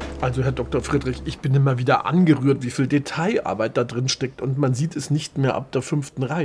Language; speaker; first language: German; native; German